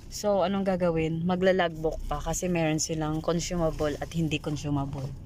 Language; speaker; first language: Filipino; non-native, local second language; Hiligaynon